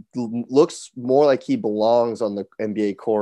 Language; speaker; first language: English; native; English